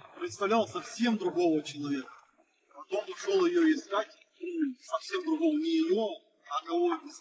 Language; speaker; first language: Russian; native; Russian